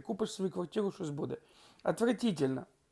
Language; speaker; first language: Ukrainian; native; Ukrainian